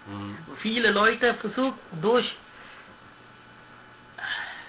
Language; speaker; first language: German; non-native, learner; Sinhala